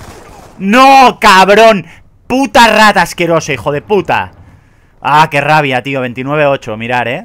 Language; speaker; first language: Spanish; native; Spanish